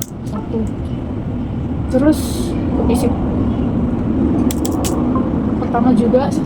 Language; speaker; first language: Indonesian; native; Indonesian